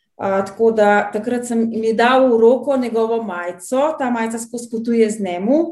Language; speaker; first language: Slovenian; native; Slovenian